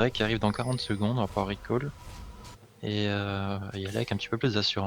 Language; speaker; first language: French; native; French